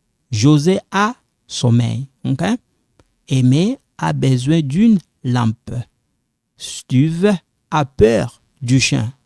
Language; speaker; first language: French; non-native, local second language; Lingala